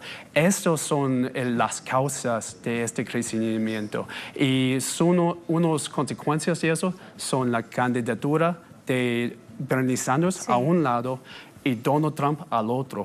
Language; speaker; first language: Spanish; non-native, fluent; English